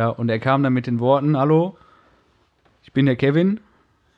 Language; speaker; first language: German; native; German